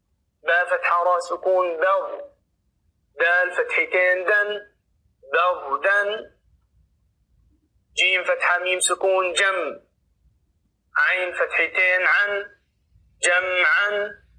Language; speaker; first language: Arabic; non-native, fluent; Oromo